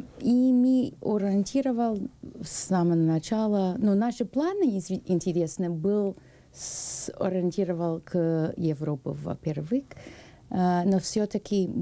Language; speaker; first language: Russian; non-native, learner; English